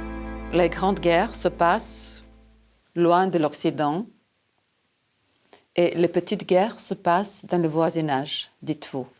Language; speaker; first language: French; non-native, fluent; Serbian